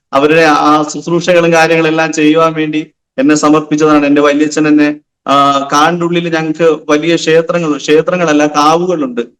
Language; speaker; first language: Malayalam; non-native, local second language; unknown